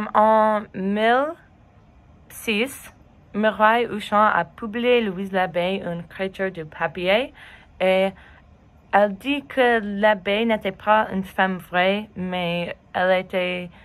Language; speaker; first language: French; non-native, learner; English